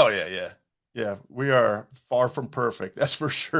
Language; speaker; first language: English; native; English